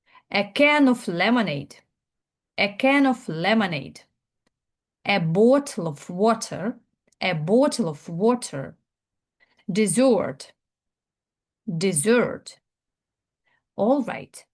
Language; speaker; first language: English; non-native, fluent; Ukrainian